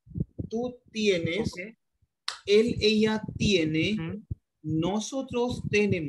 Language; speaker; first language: Spanish; non-native, learner; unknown